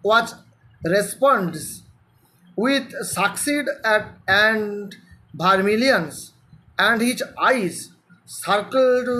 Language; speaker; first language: English; non-native, local second language; Bangla